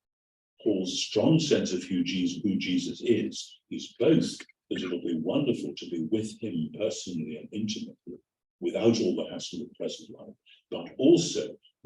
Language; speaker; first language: English; native; English